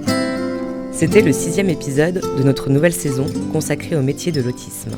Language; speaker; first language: French; native; French